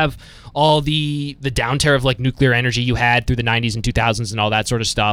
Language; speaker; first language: English; native; English